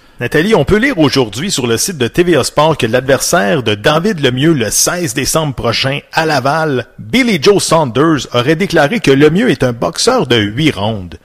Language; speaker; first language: French; native; French